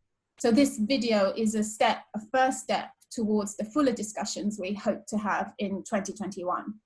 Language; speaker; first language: English; native; English